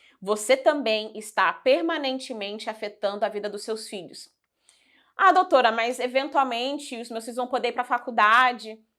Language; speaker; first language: Portuguese; early bilingual, heritage; Portuguese